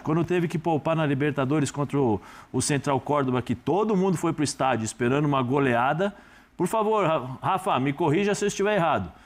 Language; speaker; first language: Portuguese; native; Portuguese